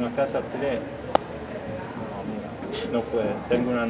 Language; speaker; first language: Spanish; non-native, learner; Italian